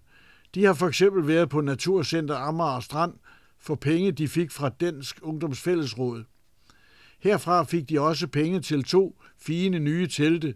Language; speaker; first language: Danish; native; Danish